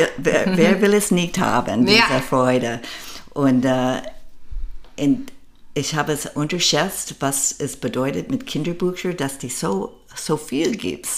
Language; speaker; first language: German; non-native, fluent; English